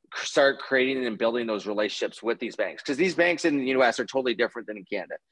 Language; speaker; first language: English; native; English